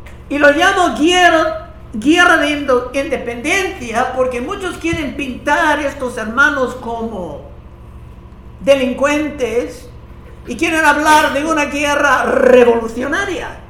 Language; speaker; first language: Spanish; non-native, fluent; English